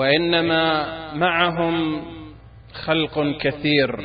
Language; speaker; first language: Arabic; native; Arabic